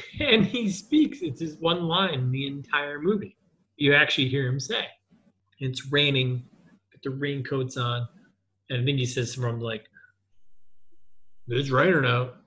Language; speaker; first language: English; native; English